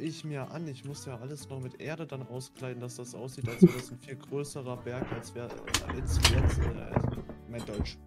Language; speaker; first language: German; native; German